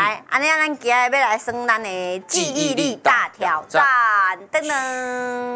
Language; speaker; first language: Chinese; non-native, local second language; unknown